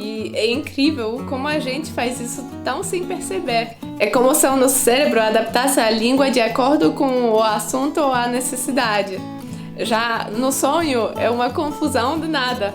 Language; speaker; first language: Portuguese; non-native, fluent; Polish